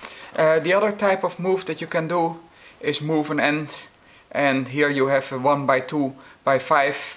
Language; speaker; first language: English; non-native, fluent; Dutch